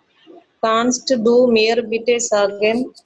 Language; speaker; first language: German; non-native, learner; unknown